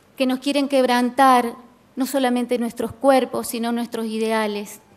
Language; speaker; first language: Spanish; native; Spanish